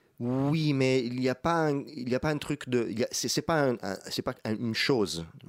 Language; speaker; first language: French; non-native, fluent; Italian